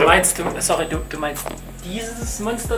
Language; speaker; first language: German; native; German